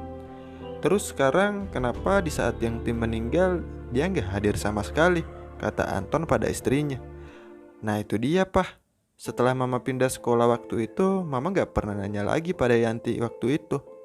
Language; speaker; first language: Indonesian; native; Indonesian